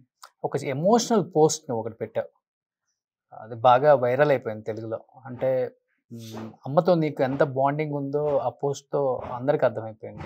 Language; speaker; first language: Telugu; native; Telugu